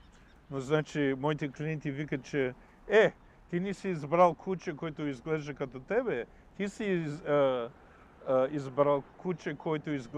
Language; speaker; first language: Bulgarian; non-native, fluent; English